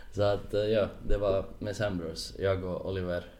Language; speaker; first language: Swedish; early bilingual, other home language; Arabic